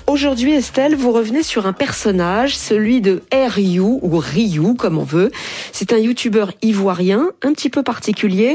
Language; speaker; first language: French; native; French